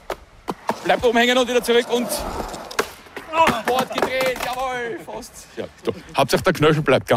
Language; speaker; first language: German; native; German